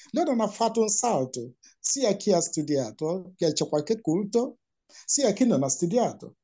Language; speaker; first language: Italian; non-native, fluent; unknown